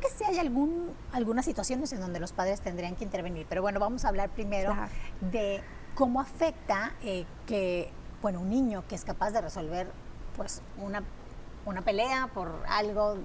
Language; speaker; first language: Spanish; native; Spanish